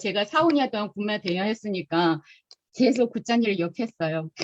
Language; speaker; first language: Korean; non-native, fluent; Chinese